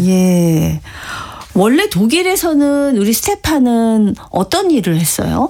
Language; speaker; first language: Korean; native; Korean